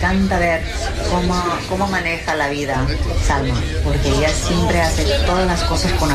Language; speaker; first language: Spanish; early bilingual, heritage; English